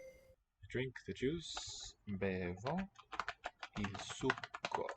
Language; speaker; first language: Italian; non-native, learner; English